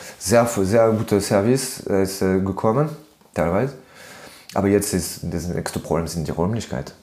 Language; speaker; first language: German; non-native, fluent; French